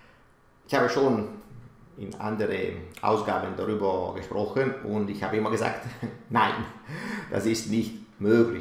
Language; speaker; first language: German; non-native, fluent; Italian